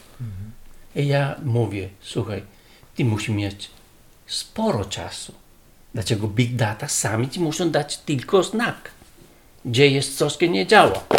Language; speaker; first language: Polish; non-native, learner; Italian